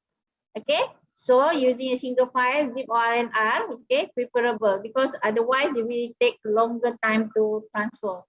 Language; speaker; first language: English; non-native, local second language; Malay